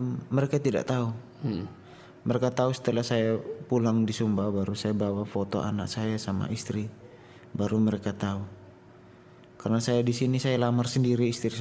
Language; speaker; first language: Indonesian; non-native, local second language; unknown